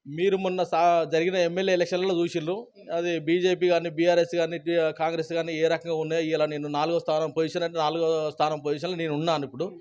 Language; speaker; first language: Telugu; native; Telugu